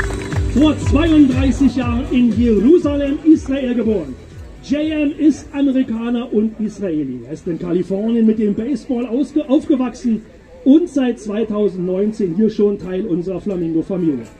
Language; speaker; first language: German; native; German